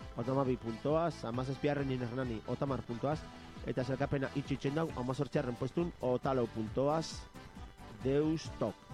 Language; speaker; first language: Basque; native; Basque